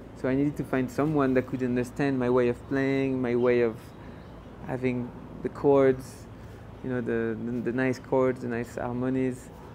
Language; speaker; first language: English; non-native, fluent; French